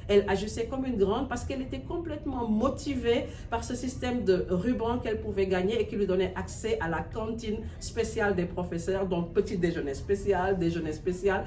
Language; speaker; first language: French; non-native, local second language; Wolof